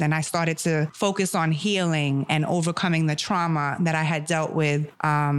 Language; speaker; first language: English; early bilingual, other home language; German